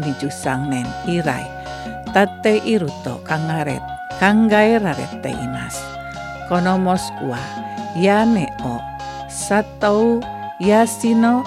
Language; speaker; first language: Japanese; non-native, learner; Indonesian